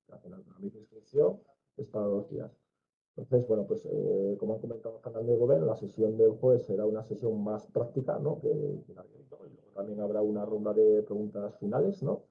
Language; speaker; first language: Spanish; native; Spanish